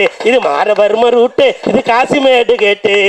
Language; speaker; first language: Tamil; native; Tamil